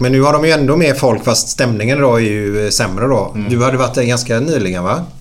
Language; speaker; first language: Swedish; native; Swedish